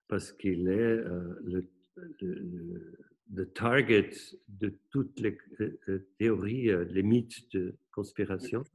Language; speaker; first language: French; non-native, local second language; German